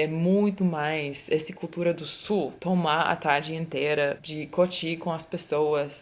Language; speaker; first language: Portuguese; non-native, fluent; English